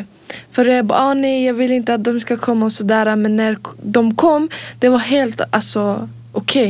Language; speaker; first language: Swedish; early bilingual, other home language; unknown